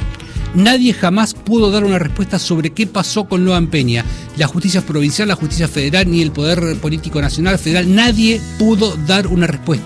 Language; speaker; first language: Spanish; native; Spanish